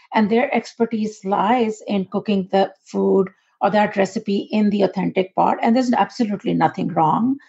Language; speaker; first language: English; non-native, local second language; Urdu